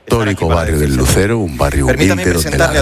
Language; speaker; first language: Spanish; native; Spanish